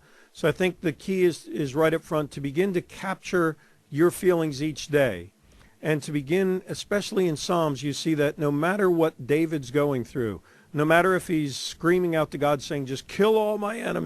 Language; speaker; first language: English; native; English